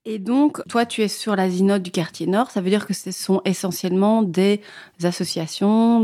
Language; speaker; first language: French; native; French